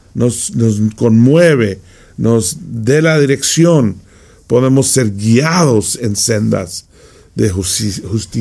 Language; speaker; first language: Spanish; non-native, fluent; English